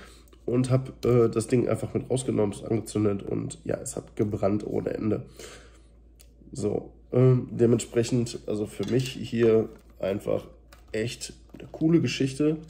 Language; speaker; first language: German; native; German